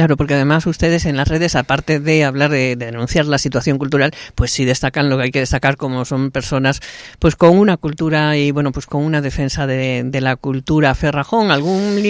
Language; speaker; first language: Spanish; native; Spanish